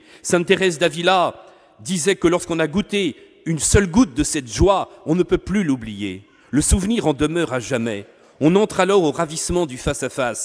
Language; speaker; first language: French; native; French